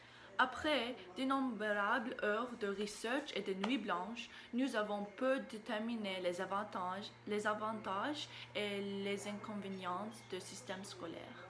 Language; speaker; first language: French; non-native, learner; English